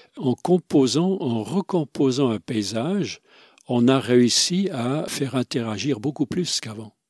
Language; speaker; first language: French; non-native, local second language; Swiss German